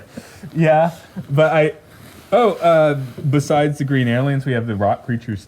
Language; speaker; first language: English; native; English